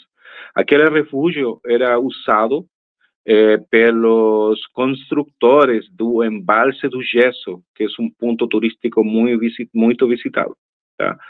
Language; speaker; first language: Portuguese; non-native, fluent; Spanish